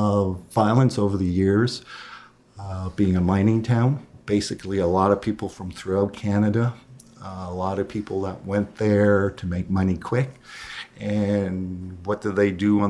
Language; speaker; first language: English; non-native, fluent; French